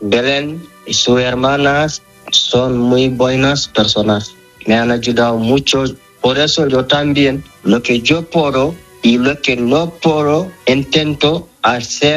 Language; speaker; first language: Spanish; non-native, learner; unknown